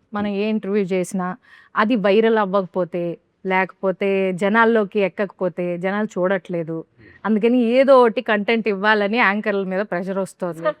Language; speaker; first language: Telugu; native; Telugu